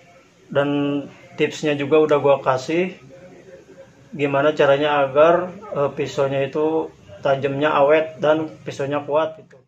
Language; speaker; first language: Indonesian; native; Indonesian